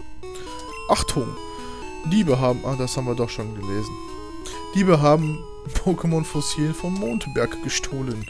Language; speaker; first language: German; native; German